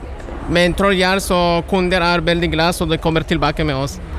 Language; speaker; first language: Norwegian; non-native, learner; Spanish